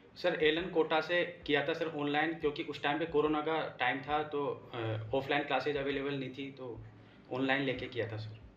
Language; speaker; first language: Hindi; native; Hindi